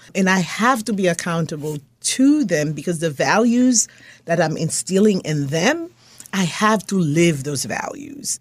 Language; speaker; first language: English; non-native, fluent; Haitian Creole